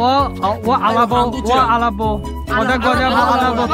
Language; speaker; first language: Chinese; non-native, learner; Arabic